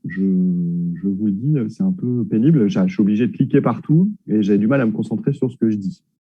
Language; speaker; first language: French; native; French